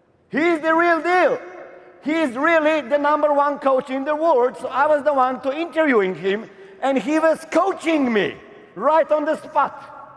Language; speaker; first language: English; non-native, fluent; Slovenian